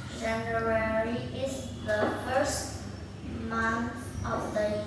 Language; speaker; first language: English; non-native, learner; Vietnamese